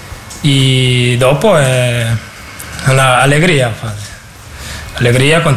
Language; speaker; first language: Italian; non-native, learner; Spanish